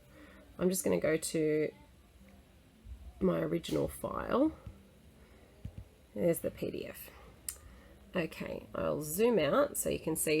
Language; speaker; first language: English; native; English